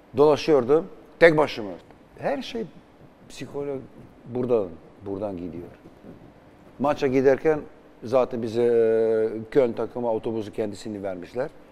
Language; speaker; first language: Turkish; non-native, fluent; Albanian